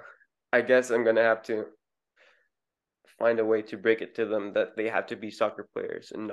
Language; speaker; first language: English; non-native, fluent; Spanish